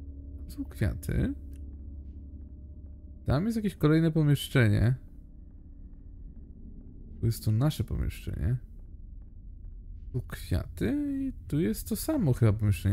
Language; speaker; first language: Polish; native; Polish